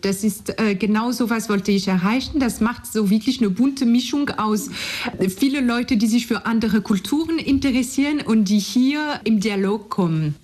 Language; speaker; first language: German; non-native, fluent; French